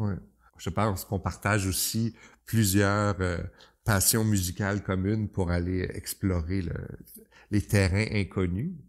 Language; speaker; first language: French; native; French